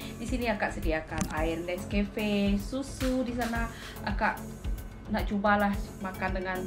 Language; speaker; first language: Malay; native; Malay